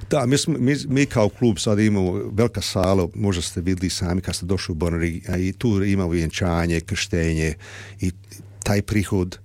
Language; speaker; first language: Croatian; early bilingual, heritage; Serbian